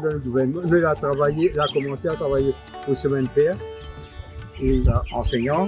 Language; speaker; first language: French; non-native, local second language; Morisyen